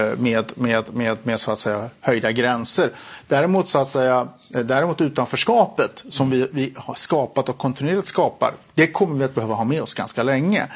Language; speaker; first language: Swedish; early bilingual, other home language; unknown